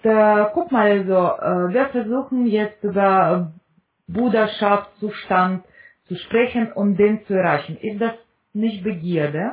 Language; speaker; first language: German; non-native, fluent; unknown